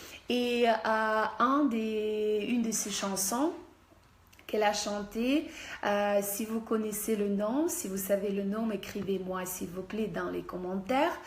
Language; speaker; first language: French; non-native, fluent; Russian